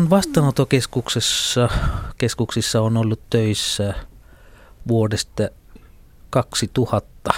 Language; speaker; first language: Finnish; non-native, fluent; Tamil